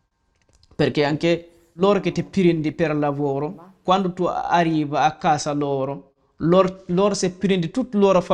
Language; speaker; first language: Italian; non-native, learner; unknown